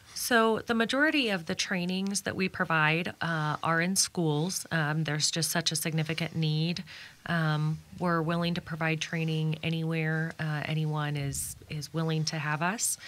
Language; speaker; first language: English; native; English